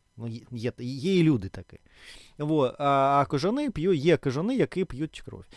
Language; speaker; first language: Ukrainian; non-native, local second language; Russian